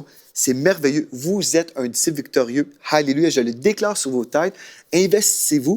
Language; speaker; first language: French; native; French